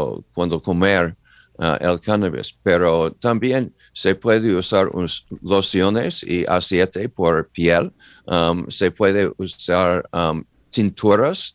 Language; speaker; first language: Spanish; non-native, learner; English